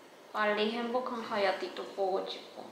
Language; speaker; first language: Korean; non-native, learner; Spanish